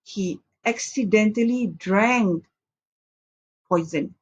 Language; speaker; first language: English; non-native, local second language; Malay